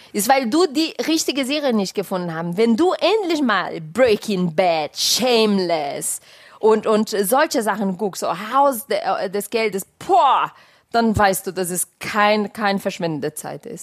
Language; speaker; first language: German; non-native, fluent; Portuguese